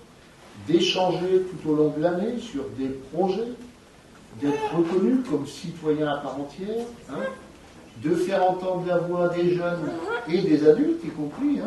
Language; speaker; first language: French; native; French